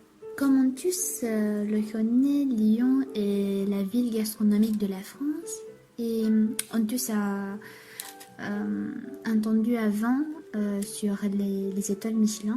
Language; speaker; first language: French; non-native, learner; Romanian